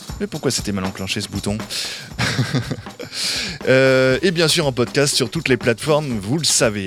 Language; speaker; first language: French; native; French